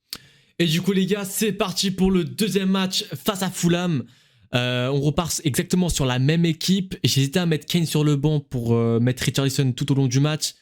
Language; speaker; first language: French; native; French